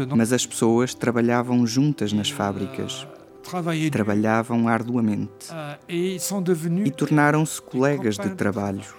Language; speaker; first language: Portuguese; non-native, fluent; Luxembourgish